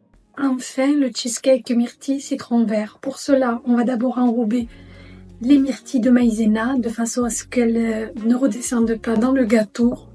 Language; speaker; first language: French; native; French